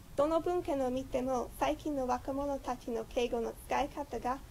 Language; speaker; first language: Japanese; non-native, fluent; English